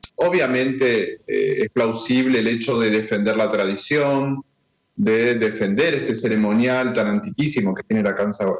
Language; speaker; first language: Spanish; native; Spanish